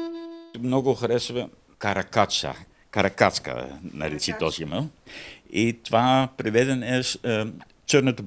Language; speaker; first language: Bulgarian; non-native, learner; Dutch